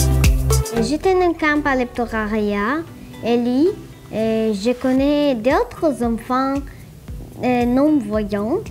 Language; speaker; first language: French; non-native, learner; Greek